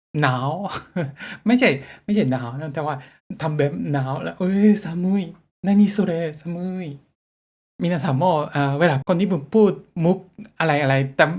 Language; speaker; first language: Thai; non-native, learner; Japanese